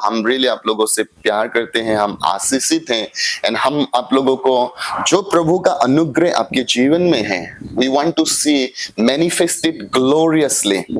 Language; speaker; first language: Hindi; non-native, local second language; Assamese